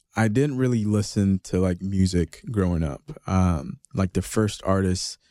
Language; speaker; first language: English; early bilingual, other home language; Greek